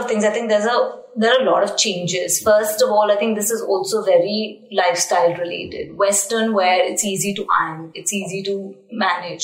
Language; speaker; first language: English; non-native, local second language; Hindi